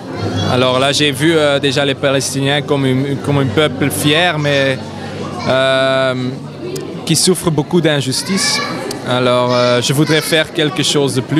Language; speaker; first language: French; non-native, local second language; Dutch